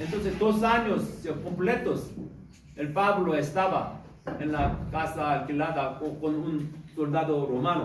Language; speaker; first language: Spanish; non-native, learner; Korean